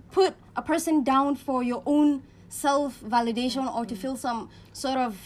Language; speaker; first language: English; non-native, local second language; Hausa